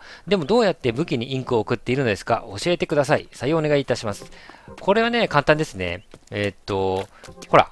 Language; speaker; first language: Japanese; native; Japanese